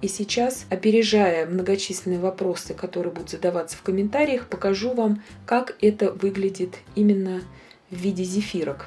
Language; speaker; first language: Russian; native; Russian